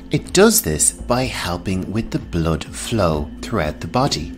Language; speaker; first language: English; native; English